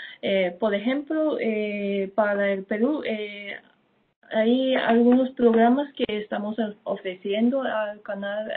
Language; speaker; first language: Spanish; non-native, fluent; Japanese